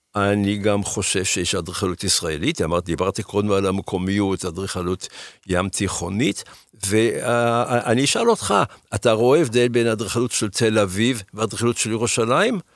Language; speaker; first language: Hebrew; early bilingual, other home language; German